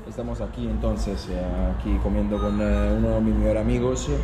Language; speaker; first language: Spanish; non-native, fluent; Italian